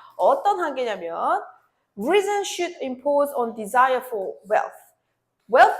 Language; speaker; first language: English; non-native, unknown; Korean